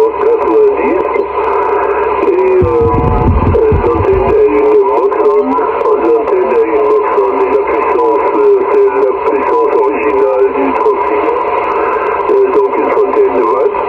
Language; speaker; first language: French; non-native, fluent; German